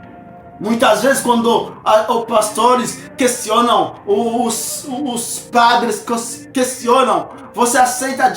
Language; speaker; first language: Portuguese; non-native, fluent; Haitian Creole